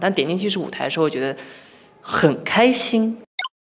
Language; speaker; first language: Chinese; native; Chinese